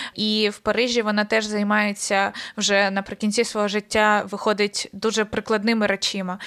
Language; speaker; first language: Ukrainian; native; Ukrainian